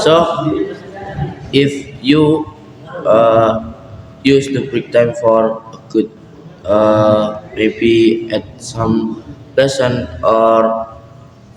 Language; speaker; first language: English; non-native, learner; Indonesian